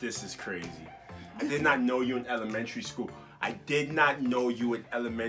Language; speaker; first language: English; native; English